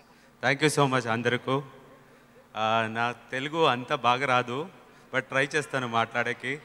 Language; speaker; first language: Telugu; non-native, learner; Kannada